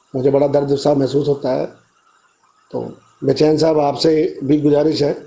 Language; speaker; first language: Hindi; native; Hindi